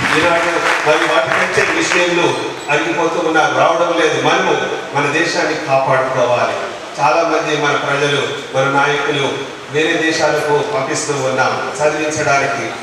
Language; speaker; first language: Telugu; non-native, local second language; Lambadi